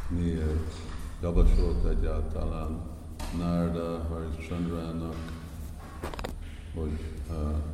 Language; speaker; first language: Hungarian; early bilingual, heritage; Hungarian